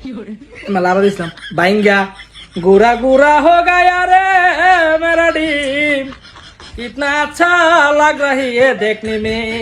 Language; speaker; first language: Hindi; non-native, learner; Bangla